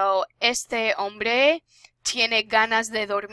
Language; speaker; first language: Spanish; non-native, fluent; English